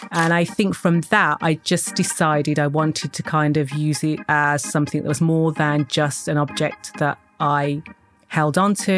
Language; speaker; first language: English; native; English